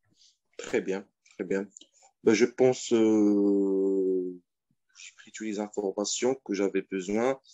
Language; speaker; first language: French; non-native, fluent; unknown